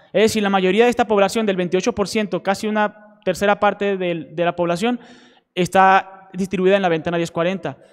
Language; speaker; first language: Spanish; native; Spanish